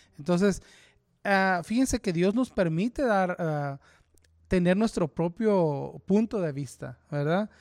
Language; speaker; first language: Spanish; early bilingual, heritage; Spanish